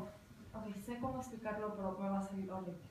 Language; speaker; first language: Spanish; early bilingual, heritage; Spanish